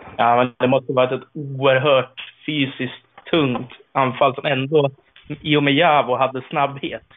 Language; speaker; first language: Swedish; native; Swedish